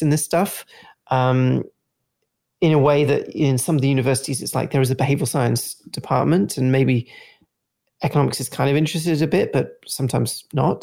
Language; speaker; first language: English; native; English